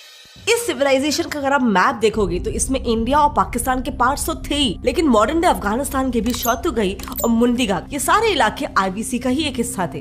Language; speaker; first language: Hindi; native; Hindi